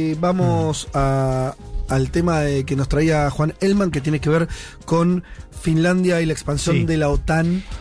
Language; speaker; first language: Spanish; native; Spanish